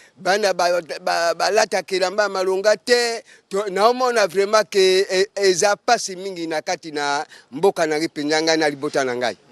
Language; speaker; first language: Lingala; non-native, local second language; Mongo